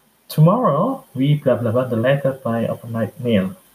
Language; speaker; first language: English; non-native, fluent; Indonesian